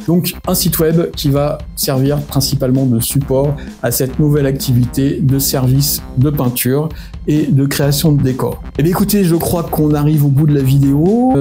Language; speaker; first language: French; native; French